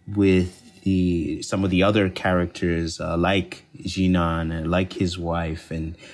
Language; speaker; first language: English; non-native, local second language; Bemba